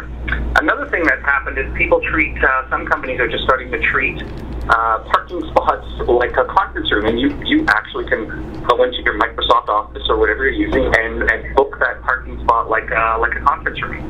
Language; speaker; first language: English; native; English